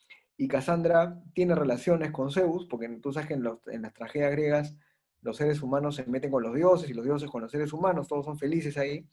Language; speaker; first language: Spanish; native; Spanish